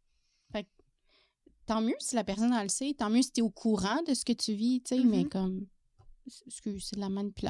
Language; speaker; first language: French; native; French